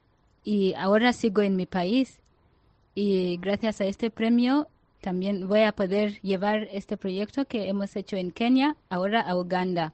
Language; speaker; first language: Spanish; non-native, fluent; Ganda